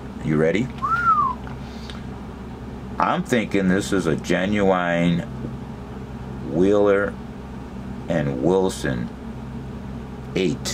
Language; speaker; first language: English; native; English